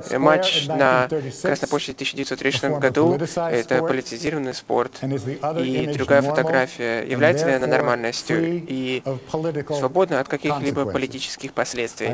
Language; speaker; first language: Russian; native; Russian